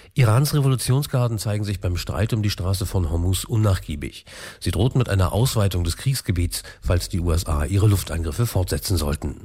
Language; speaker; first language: German; native; German